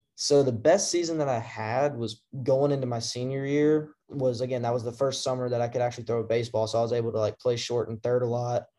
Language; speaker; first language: English; native; English